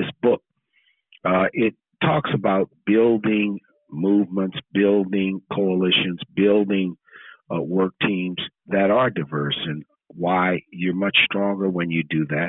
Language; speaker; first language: English; native; English